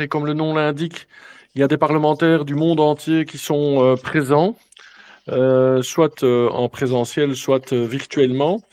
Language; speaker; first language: French; native; French